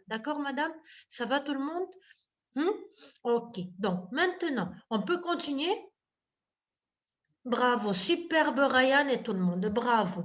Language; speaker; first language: French; non-native, local second language; Arabic